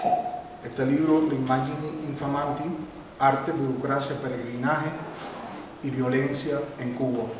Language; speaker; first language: Spanish; native; Spanish